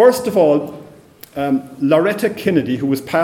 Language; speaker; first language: English; native; English